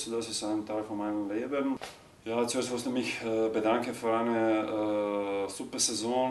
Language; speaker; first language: German; non-native, learner; Croatian